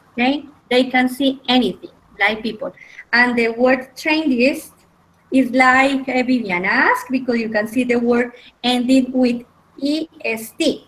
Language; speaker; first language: English; non-native, fluent; Spanish